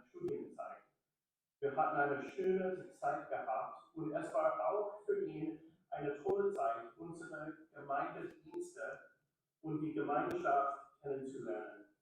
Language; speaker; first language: German; non-native, learner; English